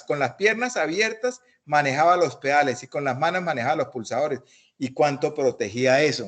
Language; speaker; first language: Spanish; native; Spanish